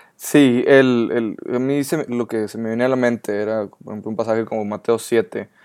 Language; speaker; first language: Spanish; native; Spanish